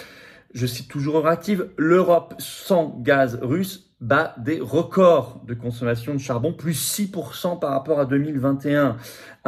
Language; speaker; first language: French; native; French